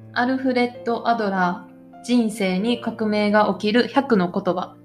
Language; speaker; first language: Japanese; native; Japanese